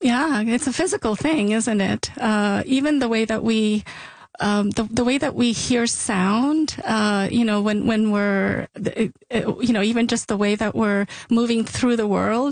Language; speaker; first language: English; early bilingual, other home language; Sicilian